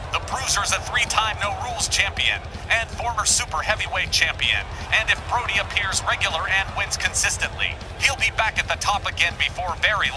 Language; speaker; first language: English; native; English